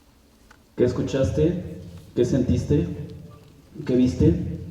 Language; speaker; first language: Spanish; native; Spanish